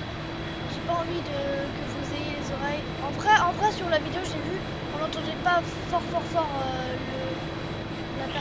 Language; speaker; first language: French; native; French